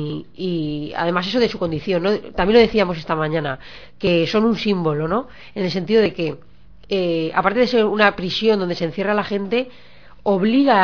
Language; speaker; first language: Spanish; native; Spanish